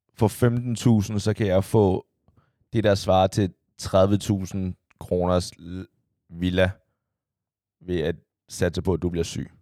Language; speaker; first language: Danish; early bilingual, other home language; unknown